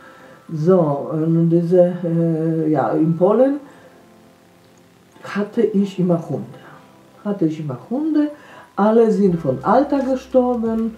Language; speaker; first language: German; non-native, fluent; Polish